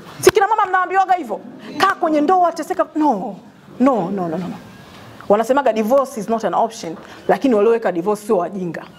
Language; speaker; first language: Swahili; native; Swahili